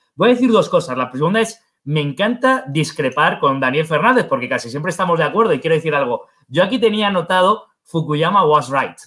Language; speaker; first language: Spanish; native; Spanish